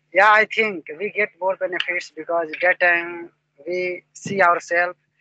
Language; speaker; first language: English; non-native, local second language; Hindi